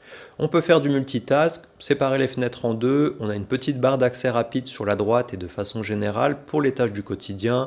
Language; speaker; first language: French; native; French